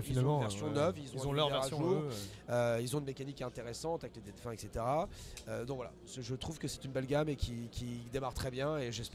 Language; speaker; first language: French; native; French